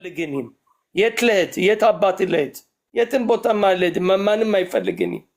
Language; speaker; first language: Amharic; non-native, fluent; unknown